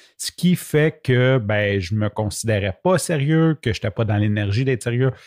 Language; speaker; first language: French; native; French